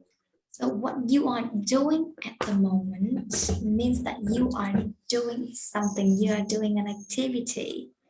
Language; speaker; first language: English; non-native, fluent; Vietnamese